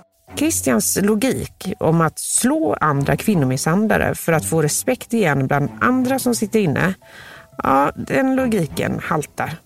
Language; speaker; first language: Swedish; native; Swedish